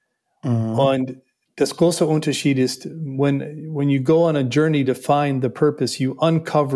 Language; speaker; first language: German; non-native, learner; English